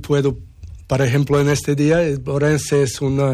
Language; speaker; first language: Spanish; non-native, learner; Serbian